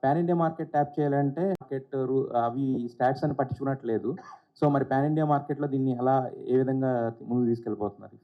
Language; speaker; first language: Telugu; native; Telugu